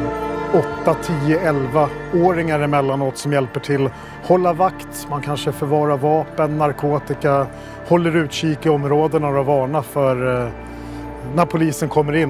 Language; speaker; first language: Swedish; native; Swedish